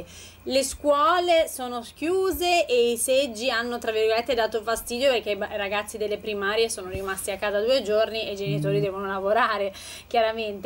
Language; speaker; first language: Italian; native; Italian